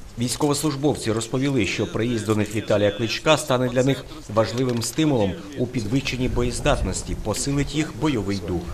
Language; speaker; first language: Ukrainian; native; Ukrainian